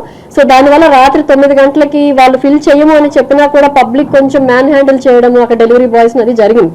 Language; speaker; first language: Telugu; native; Telugu